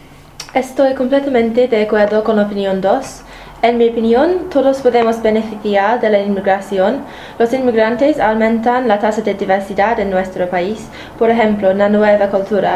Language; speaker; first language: Spanish; non-native, fluent; English